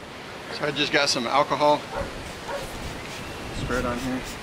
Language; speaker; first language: English; native; English